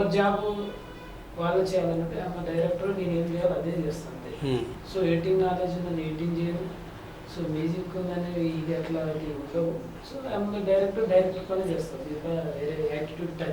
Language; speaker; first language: Telugu; native; Telugu